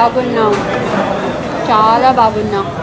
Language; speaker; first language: Telugu; non-native, learner; Kannada